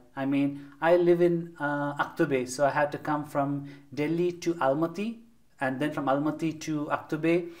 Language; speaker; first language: English; non-native, local second language; Malayalam